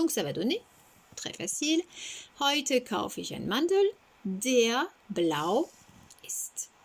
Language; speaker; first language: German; non-native, fluent; French